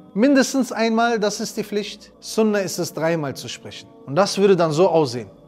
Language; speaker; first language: German; native; German